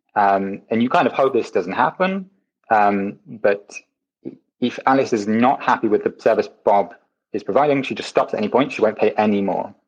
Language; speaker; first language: English; native; English